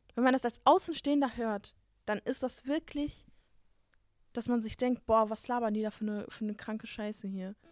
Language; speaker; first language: German; native; German